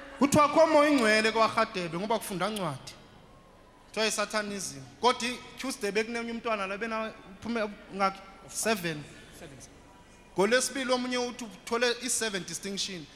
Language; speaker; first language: Zulu; native; Zulu